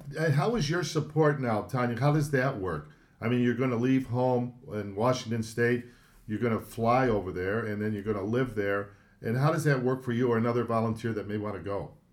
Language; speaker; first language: English; native; English